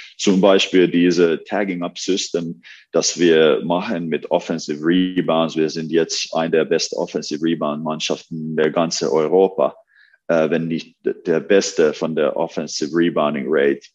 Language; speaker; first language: German; non-native, learner; Finnish